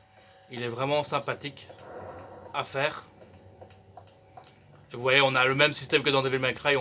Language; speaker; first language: French; native; French